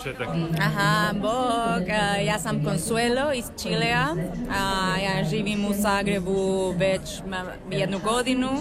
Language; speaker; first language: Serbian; non-native, learner; Spanish